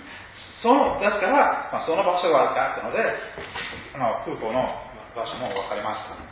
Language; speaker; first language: Japanese; non-native, fluent; English